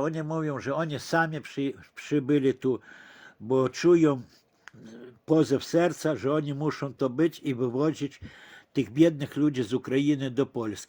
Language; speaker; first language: Polish; early bilingual, heritage; Polish